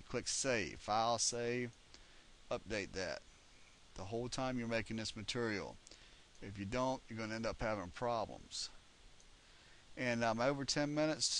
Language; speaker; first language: English; native; English